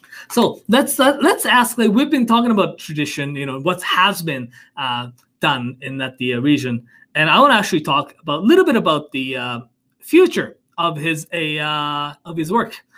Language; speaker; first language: English; non-native, fluent; Japanese